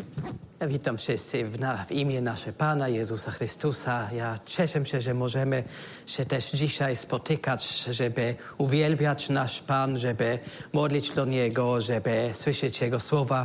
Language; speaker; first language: Polish; non-native, learner; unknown